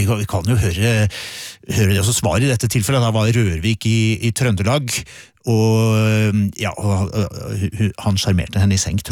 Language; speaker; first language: Norwegian; native; Norwegian